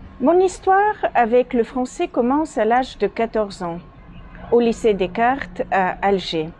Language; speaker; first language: French; non-native, fluent; Bulgarian